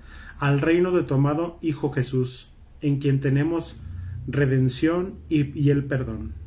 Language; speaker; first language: Spanish; native; Spanish